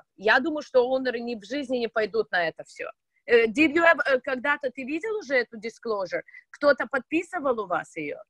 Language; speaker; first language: Russian; native; Russian